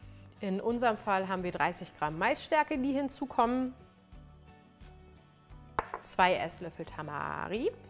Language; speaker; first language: German; native; German